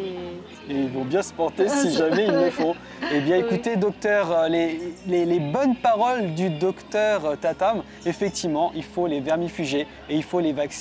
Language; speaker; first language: French; native; French